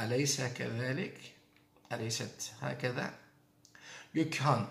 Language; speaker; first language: Arabic; non-native, fluent; Turkish